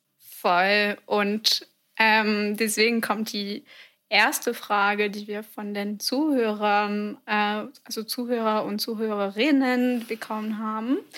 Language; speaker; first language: German; non-native, fluent; French